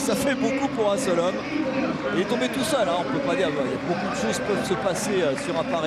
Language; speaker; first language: French; native; French